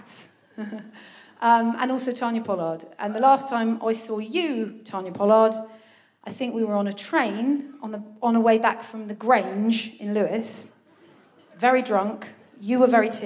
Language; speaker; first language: English; native; English